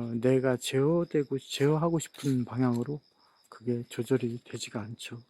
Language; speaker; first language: Korean; native; Korean